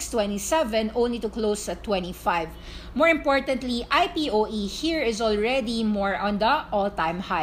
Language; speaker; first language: English; non-native, local second language; Filipino